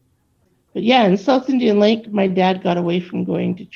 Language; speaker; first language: English; native; English